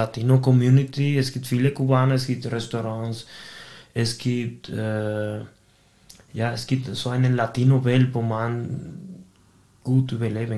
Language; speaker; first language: German; non-native, fluent; Spanish